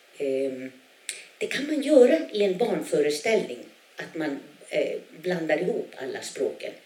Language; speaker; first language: Swedish; non-native, local second language; Northern Sami